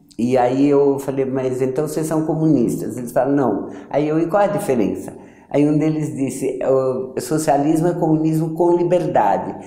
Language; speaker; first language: Portuguese; early bilingual, other home language; Yiddish